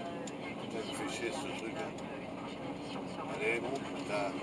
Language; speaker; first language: French; native; French